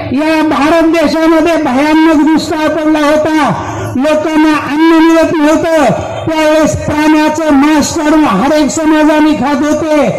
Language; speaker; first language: Marathi; non-native, local second language; Lambadi